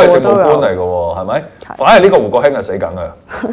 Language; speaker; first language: Cantonese; native; Cantonese